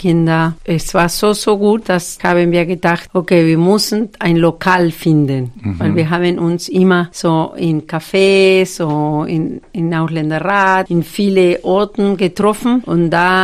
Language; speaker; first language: German; non-native, fluent; Spanish